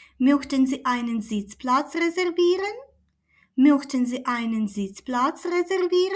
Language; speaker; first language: German; non-native, fluent; Ukrainian